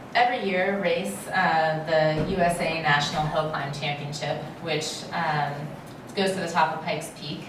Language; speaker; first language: English; native; English